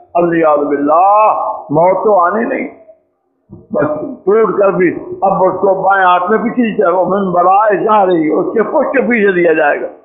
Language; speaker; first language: Urdu; non-native, local second language; Punjabi